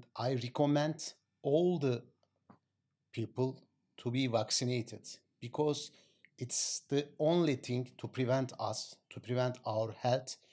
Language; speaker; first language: English; non-native, learner; Turkish